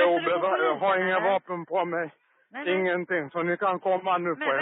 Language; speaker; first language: Swedish; non-native, learner; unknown